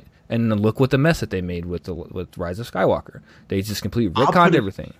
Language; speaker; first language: English; native; English